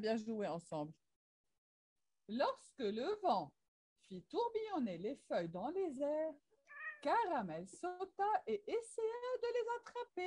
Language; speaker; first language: French; non-native, local second language; Arabic